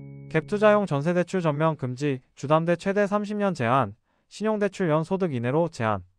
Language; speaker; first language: Korean; native; Korean